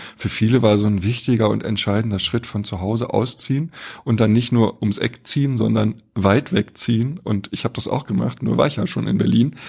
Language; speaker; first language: German; native; German